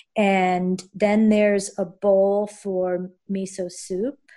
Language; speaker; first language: English; native; English